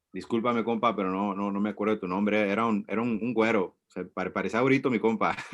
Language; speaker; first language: Spanish; early bilingual, other home language; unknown